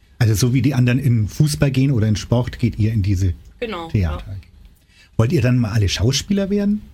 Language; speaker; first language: German; native; German